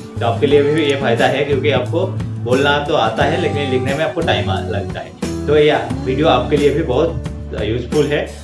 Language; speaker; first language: Hindi; non-native, local second language; Bangla